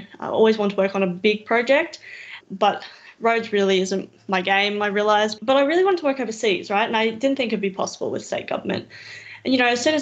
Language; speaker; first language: English; native; English